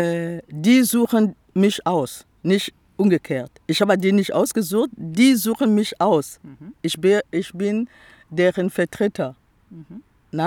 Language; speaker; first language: German; non-native, fluent; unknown